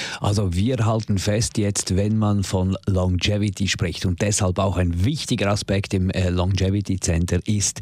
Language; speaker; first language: German; native; German